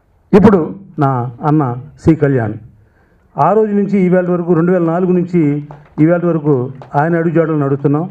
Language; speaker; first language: Telugu; native; Telugu